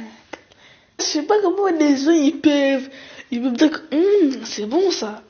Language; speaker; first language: French; early bilingual, other home language; Arabic